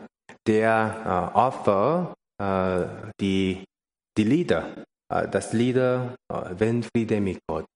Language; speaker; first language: German; non-native, learner; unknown